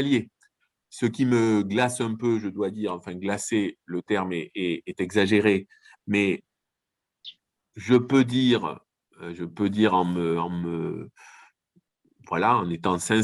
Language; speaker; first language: French; native; French